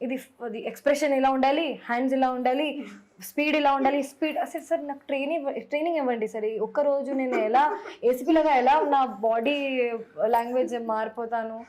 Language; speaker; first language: Telugu; non-native, local second language; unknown